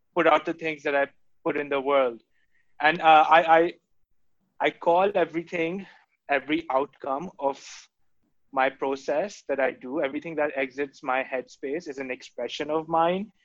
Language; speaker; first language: English; non-native, local second language; Urdu